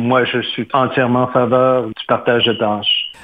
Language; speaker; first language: French; native; French